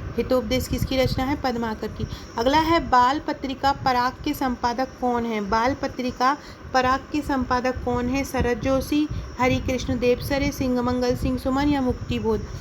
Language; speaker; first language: Hindi; native; Hindi